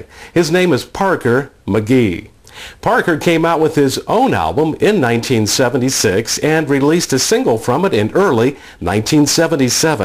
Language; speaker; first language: English; native; English